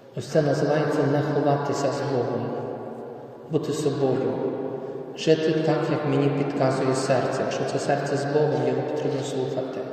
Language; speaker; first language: Ukrainian; non-native, fluent; Polish